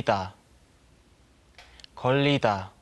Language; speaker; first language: Korean; non-native, learner; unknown